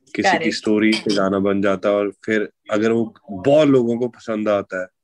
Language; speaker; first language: Hindi; non-native, local second language; Punjabi